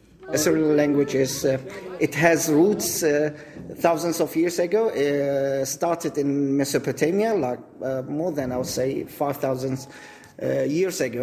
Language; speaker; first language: English; non-native, fluent; Assyrian Neo-Aramaic